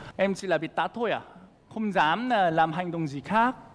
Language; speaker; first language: Vietnamese; non-native, fluent; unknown